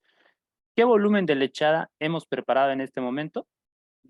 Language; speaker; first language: Spanish; native; Spanish